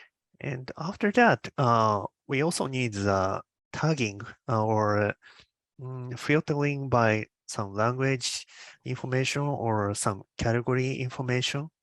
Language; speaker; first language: English; non-native, learner; Japanese